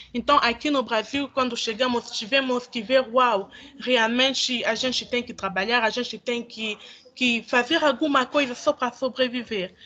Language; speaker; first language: Portuguese; non-native, fluent; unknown